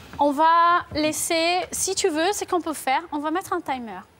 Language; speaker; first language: French; non-native, fluent; Portuguese